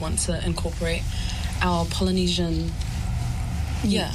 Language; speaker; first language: English; native; English